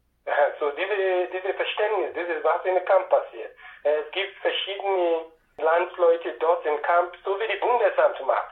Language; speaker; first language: German; non-native, fluent; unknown